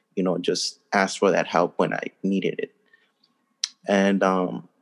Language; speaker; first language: English; early bilingual, other home language; Spanish